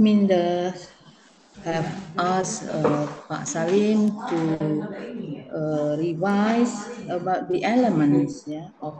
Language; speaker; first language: English; non-native, learner; Indonesian